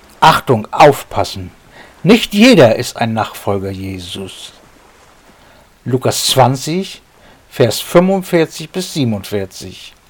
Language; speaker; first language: German; native; German